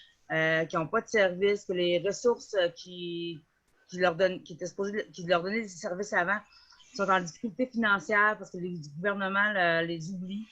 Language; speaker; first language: French; native; French